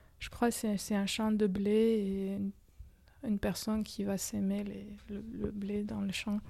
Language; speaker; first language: French; non-native, fluent; Georgian